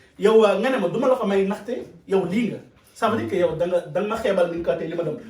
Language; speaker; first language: Wolof; non-native, local second language; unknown